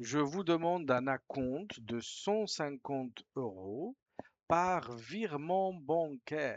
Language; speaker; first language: French; non-native, fluent; Spanish